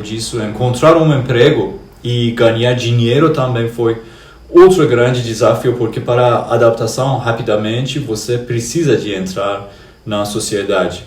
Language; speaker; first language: Portuguese; non-native, fluent; Persian